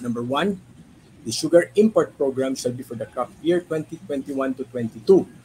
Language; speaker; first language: English; non-native, local second language; Filipino